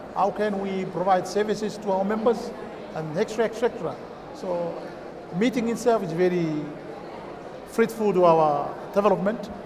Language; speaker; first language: English; non-native, fluent; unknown